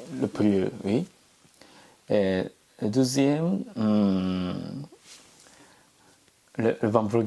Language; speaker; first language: French; non-native, learner; Japanese